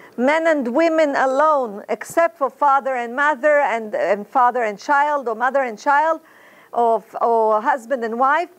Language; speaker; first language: English; non-native, fluent; Hebrew